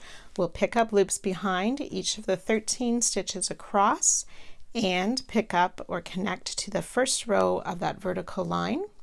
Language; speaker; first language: English; native; English